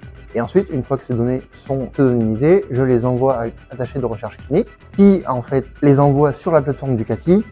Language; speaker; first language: French; native; French